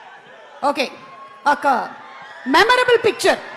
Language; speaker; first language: Telugu; native; Telugu